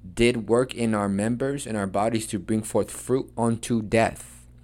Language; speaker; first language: English; early bilingual, other home language; Spanish